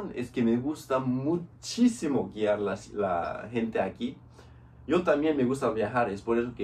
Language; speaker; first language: Spanish; non-native, fluent; English